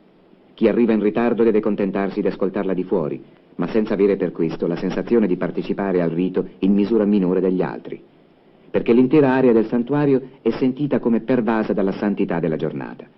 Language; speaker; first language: Italian; native; Italian